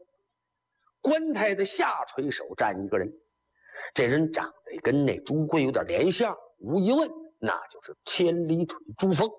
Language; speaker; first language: Chinese; native; Chinese